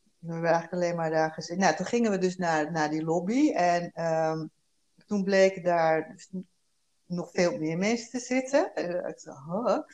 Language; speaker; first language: Dutch; early bilingual, other home language; Korean